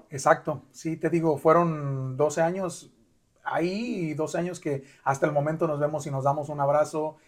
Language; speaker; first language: Spanish; native; Spanish